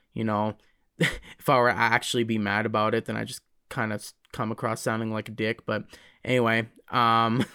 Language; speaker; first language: English; native; English